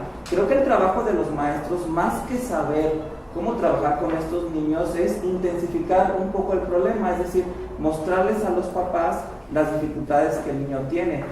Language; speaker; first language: Spanish; native; Spanish